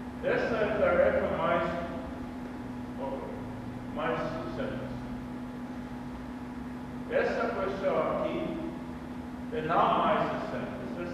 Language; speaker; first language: Portuguese; non-native, learner; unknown